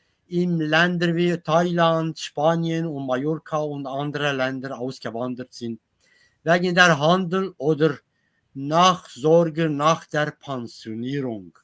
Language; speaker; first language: German; non-native, learner; Kurdish